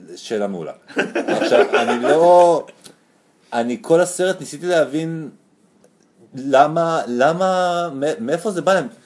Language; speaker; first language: Hebrew; native; Hebrew